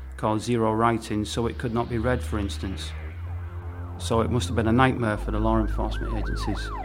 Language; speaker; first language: English; native; English